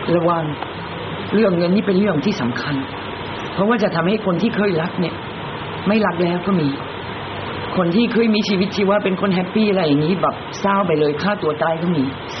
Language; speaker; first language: Thai; non-native, fluent; French